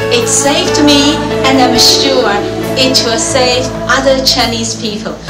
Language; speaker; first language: English; non-native, fluent; Chinese